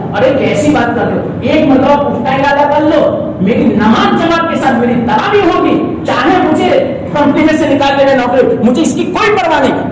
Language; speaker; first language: Urdu; non-native, local second language; Gujarati